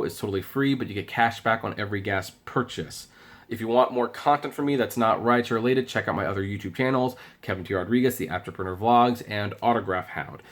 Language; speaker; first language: English; native; English